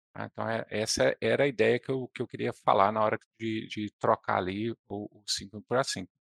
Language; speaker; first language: Portuguese; native; Portuguese